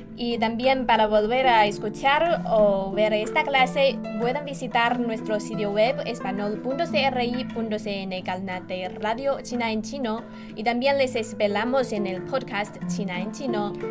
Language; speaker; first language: Spanish; non-native, fluent; Chinese